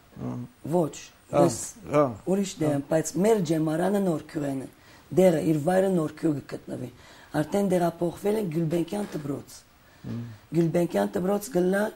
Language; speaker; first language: Armenian; early bilingual, heritage; Armenian